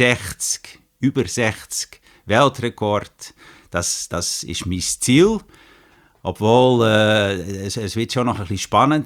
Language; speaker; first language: German; non-native, fluent; Dutch